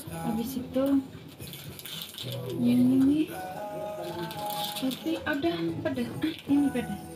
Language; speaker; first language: Indonesian; non-native, learner; Turkish